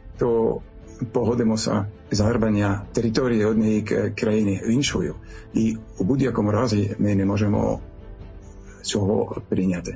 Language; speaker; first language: Ukrainian; non-native, learner; French